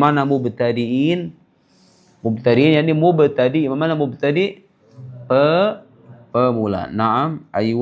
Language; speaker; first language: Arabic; non-native, fluent; Indonesian